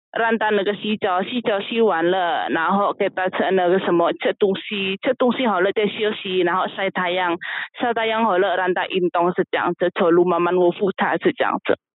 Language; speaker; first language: Chinese; non-native, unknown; Indonesian